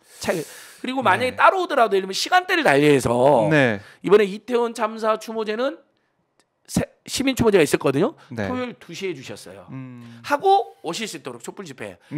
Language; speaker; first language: Korean; native; Korean